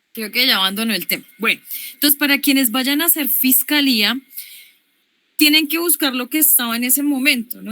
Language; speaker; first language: Spanish; native; Spanish